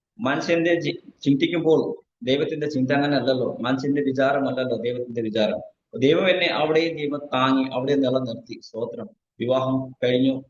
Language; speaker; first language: Malayalam; non-native, fluent; Nepali